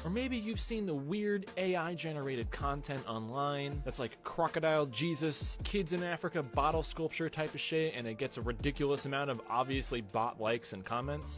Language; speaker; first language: English; native; English